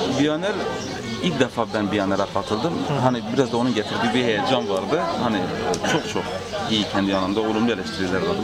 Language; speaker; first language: Turkish; non-native, local second language; Kurdish